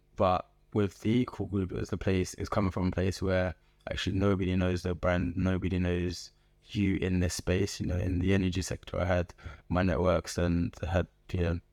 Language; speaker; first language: English; native; English